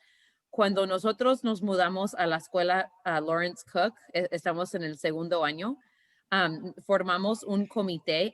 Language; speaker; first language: Spanish; early bilingual, heritage; Spanish